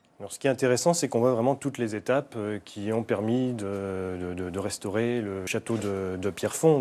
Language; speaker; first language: French; native; French